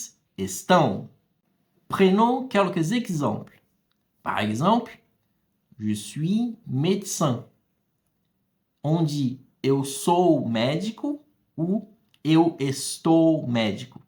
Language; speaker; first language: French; non-native, fluent; Portuguese